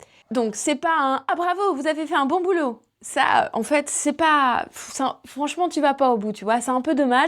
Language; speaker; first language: French; native; French